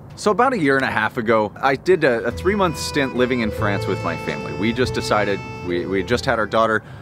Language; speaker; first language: English; native; English